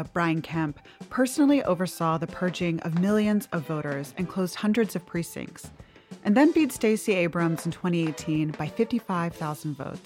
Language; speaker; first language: English; native; English